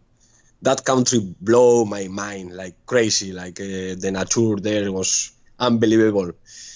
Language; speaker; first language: English; non-native, fluent; Spanish